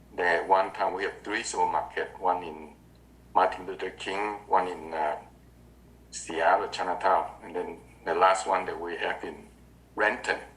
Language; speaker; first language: English; non-native, learner; Vietnamese